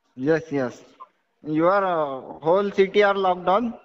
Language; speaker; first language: English; non-native, local second language; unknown